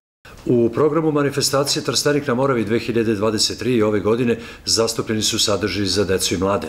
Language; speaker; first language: Serbian; native; Serbian